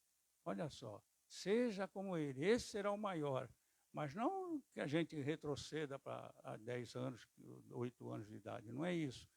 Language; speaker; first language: Portuguese; native; Portuguese